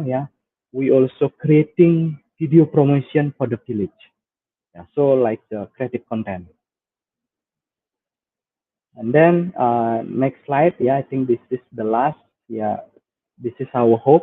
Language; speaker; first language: English; non-native, fluent; Indonesian